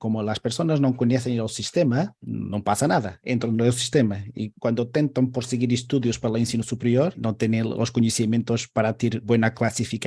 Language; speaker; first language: Spanish; non-native, learner; Portuguese